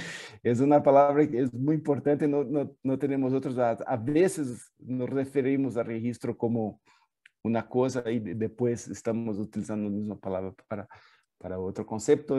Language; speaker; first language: Spanish; non-native, fluent; Portuguese